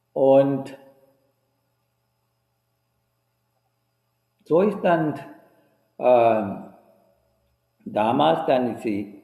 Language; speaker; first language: German; non-native, fluent; Sinhala